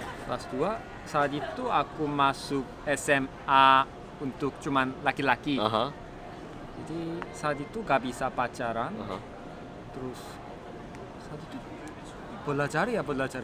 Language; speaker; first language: Indonesian; non-native, learner; Korean